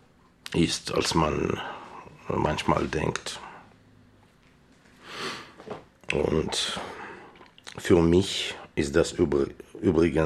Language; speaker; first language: German; non-native, fluent; Armenian